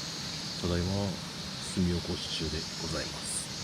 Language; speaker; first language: Japanese; native; Japanese